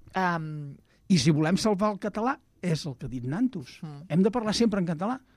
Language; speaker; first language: Catalan; native; Catalan